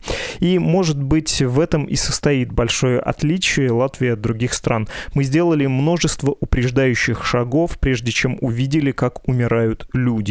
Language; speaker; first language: Russian; native; Russian